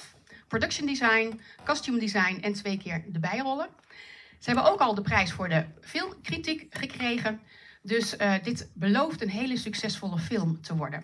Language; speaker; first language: Dutch; native; Dutch